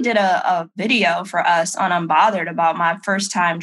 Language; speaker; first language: English; native; English